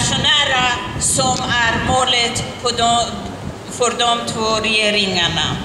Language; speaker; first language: Swedish; non-native, learner; Persian